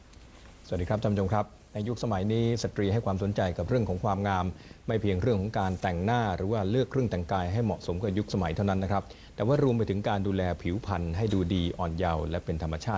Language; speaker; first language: Thai; native; Thai